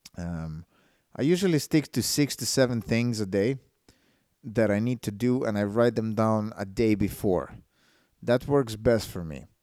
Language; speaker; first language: English; non-native, fluent; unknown